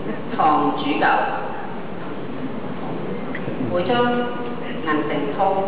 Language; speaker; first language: Chinese; non-native, fluent; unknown